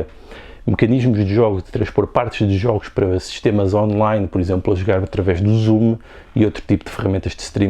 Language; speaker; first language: Portuguese; native; Portuguese